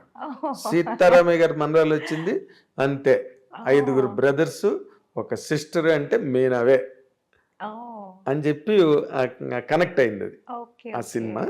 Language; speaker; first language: Telugu; native; Telugu